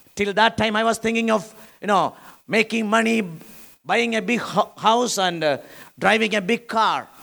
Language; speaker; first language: English; non-native, local second language; Malayalam